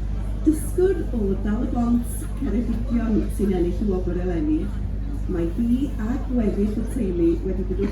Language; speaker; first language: Welsh; native; Welsh